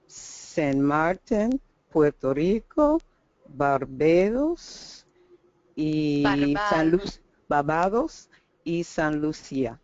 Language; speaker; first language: Spanish; non-native, learner; English